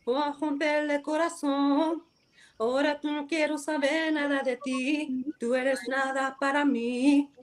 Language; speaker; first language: Spanish; early bilingual, other home language; English